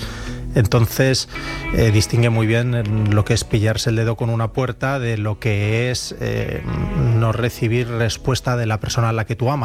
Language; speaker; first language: Spanish; native; Spanish